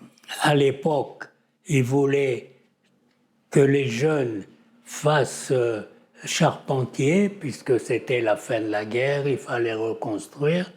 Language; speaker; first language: French; native; French